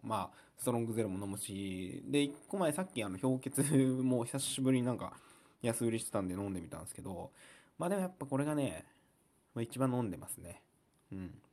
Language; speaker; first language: Japanese; native; Japanese